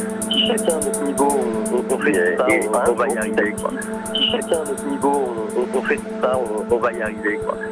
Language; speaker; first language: French; native; French